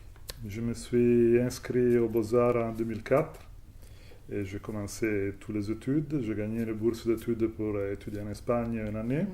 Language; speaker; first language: French; non-native, fluent; Italian